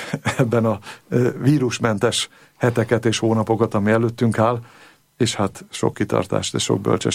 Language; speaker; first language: Hungarian; native; Hungarian